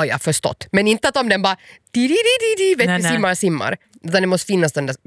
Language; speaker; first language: Swedish; native; Swedish